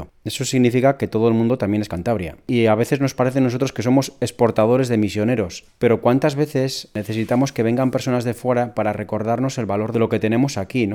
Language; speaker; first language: Spanish; native; Spanish